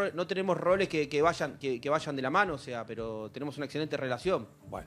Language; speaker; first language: Spanish; native; Spanish